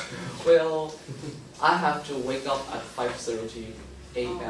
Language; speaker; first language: English; non-native, learner; Chinese